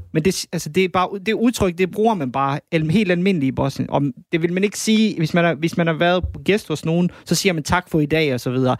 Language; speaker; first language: Danish; early bilingual, other home language; Bosnian